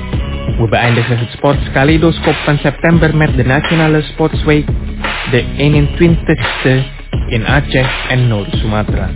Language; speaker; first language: Dutch; non-native, fluent; Indonesian